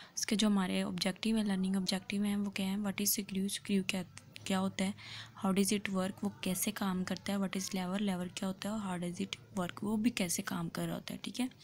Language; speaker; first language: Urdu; non-native, local second language; Punjabi